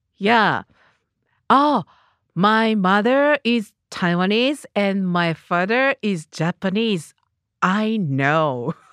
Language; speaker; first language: English; non-native, learner; Japanese